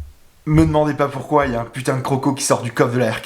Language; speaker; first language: French; native; French